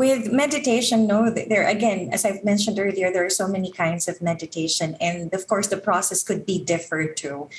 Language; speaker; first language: English; non-native, local second language; Filipino